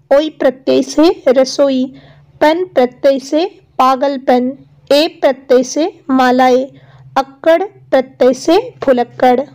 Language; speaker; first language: Hindi; non-native, local second language; Assamese